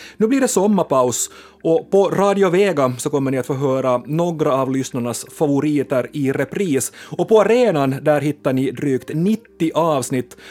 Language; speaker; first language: Swedish; native; Swedish